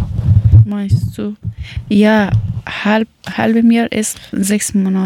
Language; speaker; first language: German; non-native, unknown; Persian